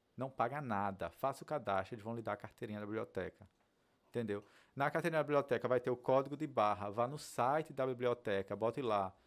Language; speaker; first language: Portuguese; native; Portuguese